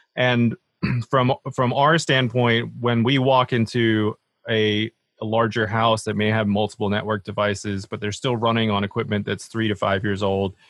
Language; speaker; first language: English; native; English